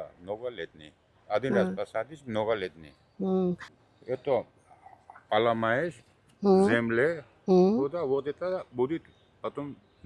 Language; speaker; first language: Russian; non-native, local second language; Georgian